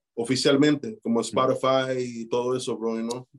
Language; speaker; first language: Spanish; early bilingual, heritage; Spanish